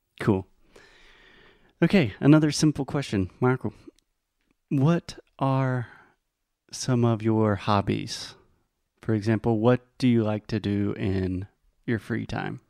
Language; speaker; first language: English; non-native, fluent; Portuguese